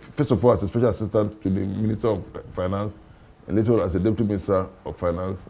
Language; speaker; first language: English; non-native, local second language; Hausa